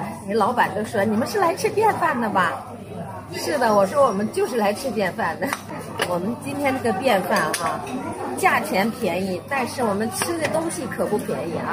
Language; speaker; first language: Chinese; native; Chinese